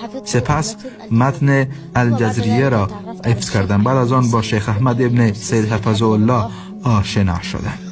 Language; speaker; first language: Persian; early bilingual, heritage; Persian